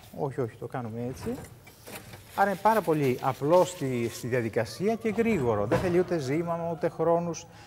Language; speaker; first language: Greek; non-native, fluent; Italian